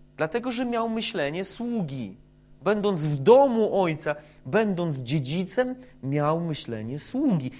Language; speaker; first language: Polish; non-native, fluent; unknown